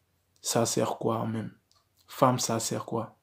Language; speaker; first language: French; non-native, learner; Wolof